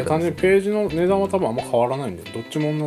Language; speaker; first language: Japanese; native; Japanese